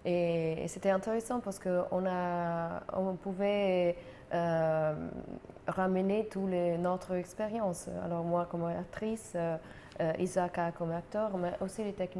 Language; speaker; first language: French; non-native, fluent; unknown